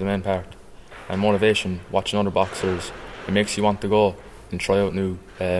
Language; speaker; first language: English; native; English